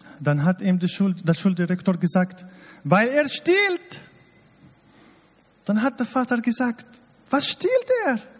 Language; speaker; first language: German; non-native, fluent; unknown